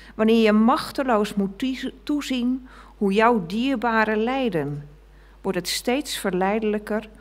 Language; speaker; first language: Dutch; native; Dutch